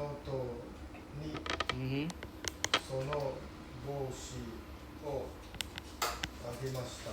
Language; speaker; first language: Japanese; non-native, learner; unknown